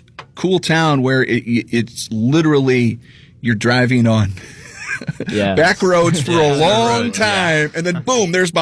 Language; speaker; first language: English; native; English